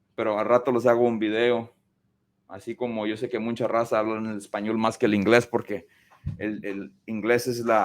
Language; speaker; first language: Spanish; early bilingual, heritage; Spanish